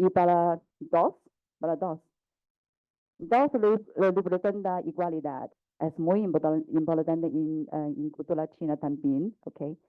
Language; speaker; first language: Spanish; non-native, learner; Chinese